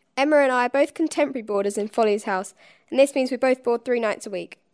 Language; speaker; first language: English; non-native, fluent; Chinese